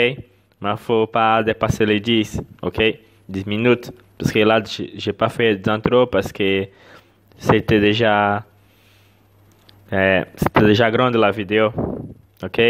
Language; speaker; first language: French; non-native, learner; Portuguese